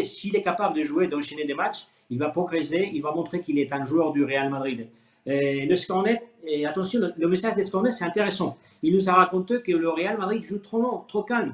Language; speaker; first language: French; non-native, fluent; Spanish